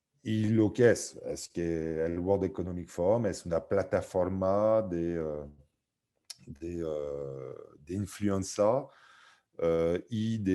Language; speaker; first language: Spanish; non-native, fluent; French